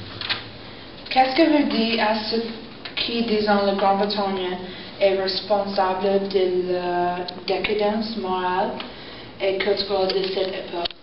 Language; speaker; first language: French; non-native, learner; English